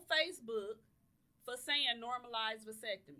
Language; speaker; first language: English; native; English